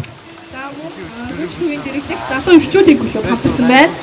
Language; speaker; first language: Mongolian; native; Mongolian